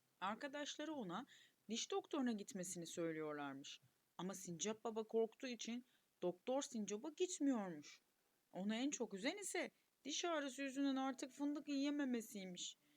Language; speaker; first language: Turkish; native; Turkish